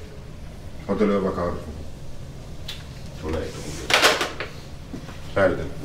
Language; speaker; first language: Finnish; native; Finnish